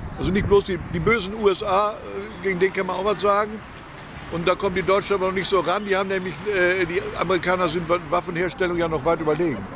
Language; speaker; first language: German; native; German